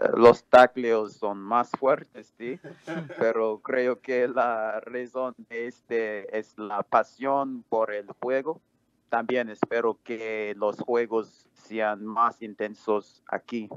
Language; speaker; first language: Spanish; non-native, learner; English